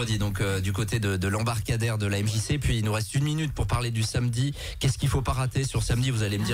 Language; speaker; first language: French; native; French